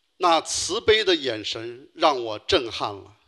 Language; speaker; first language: Chinese; native; Chinese